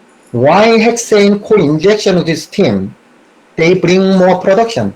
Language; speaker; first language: English; non-native, fluent; Korean